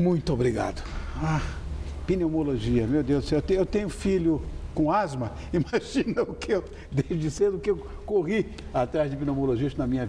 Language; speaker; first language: Portuguese; native; Portuguese